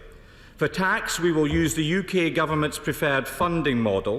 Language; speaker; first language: English; native; English